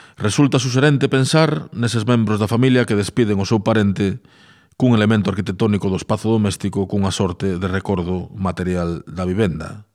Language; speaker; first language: Galician; native; Galician